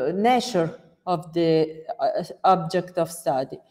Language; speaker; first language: English; non-native, fluent; Italian